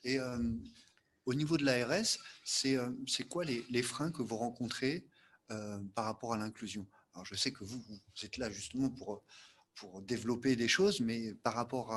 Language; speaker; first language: French; native; French